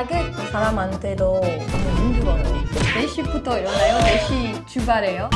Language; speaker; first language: Korean; non-native, learner; French